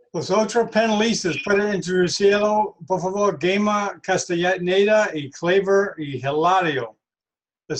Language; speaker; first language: Spanish; non-native, learner; English